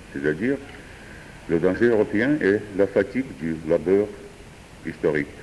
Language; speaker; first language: French; non-native, fluent; Georgian